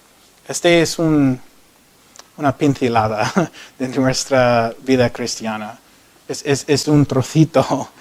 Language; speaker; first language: Spanish; non-native, learner; English